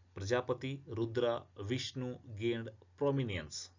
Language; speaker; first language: English; non-native, local second language; Kannada